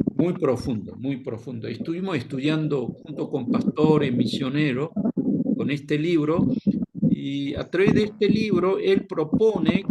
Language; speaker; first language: Spanish; non-native, fluent; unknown